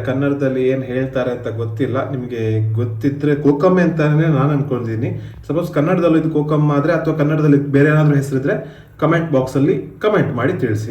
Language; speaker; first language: Kannada; non-native, local second language; Tulu